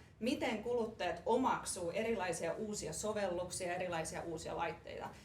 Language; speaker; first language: Finnish; native; Finnish